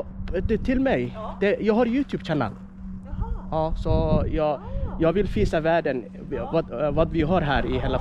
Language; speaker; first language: Swedish; non-native, learner; Somali